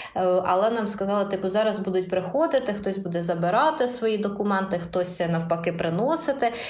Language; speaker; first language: Ukrainian; native; Ukrainian